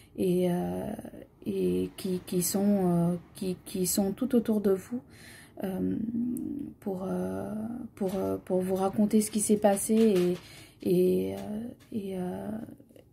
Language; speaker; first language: French; early bilingual, other home language; Tamil